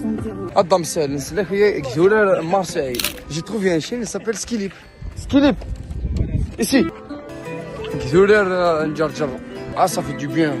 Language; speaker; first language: French; non-native, local second language; Arabic